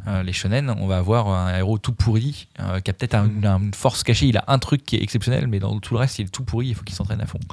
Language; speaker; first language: French; native; French